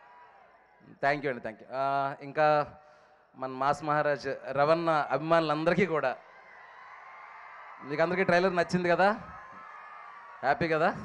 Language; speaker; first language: Telugu; native; Telugu